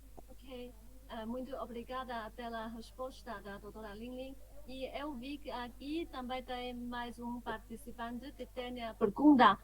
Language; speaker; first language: Portuguese; non-native, fluent; Chinese